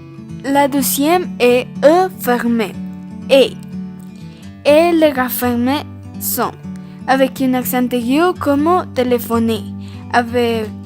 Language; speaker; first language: French; non-native, learner; Spanish